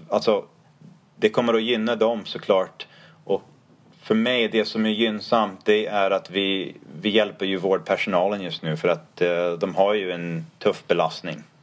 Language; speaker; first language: Swedish; non-native, fluent; English